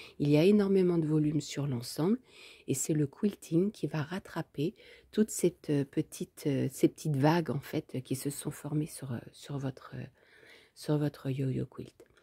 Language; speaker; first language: French; native; French